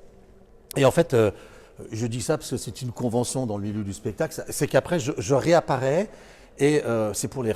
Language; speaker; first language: French; native; French